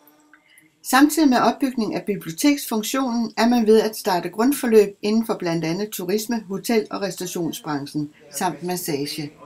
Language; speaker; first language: Danish; native; Danish